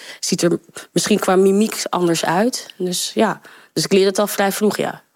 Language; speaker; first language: Dutch; early bilingual, other home language; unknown